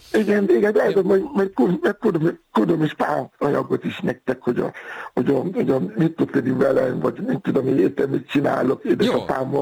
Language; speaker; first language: Hungarian; non-native, fluent; Yoruba